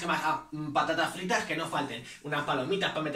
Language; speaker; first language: Spanish; native; Spanish